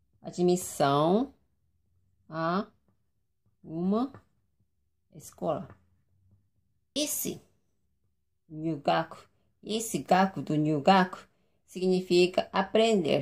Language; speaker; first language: Portuguese; non-native, fluent; Japanese